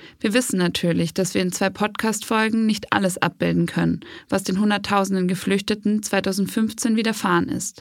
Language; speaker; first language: German; native; German